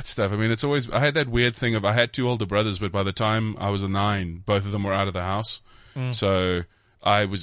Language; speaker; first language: English; native; English